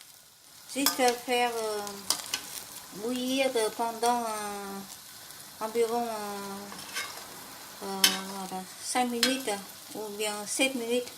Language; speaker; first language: French; non-native, learner; Vietnamese